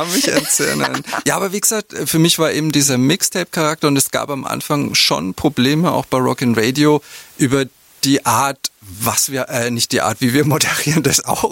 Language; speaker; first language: German; native; German